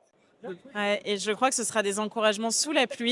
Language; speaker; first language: French; native; French